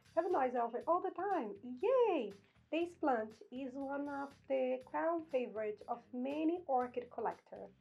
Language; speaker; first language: English; non-native, fluent; Portuguese